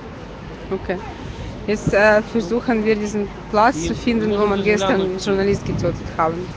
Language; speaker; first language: German; non-native, fluent; Ukrainian